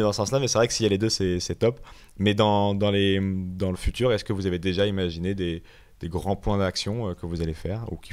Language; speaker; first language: French; native; French